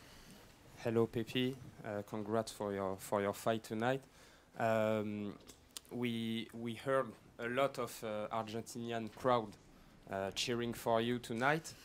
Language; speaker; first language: English; non-native, fluent; French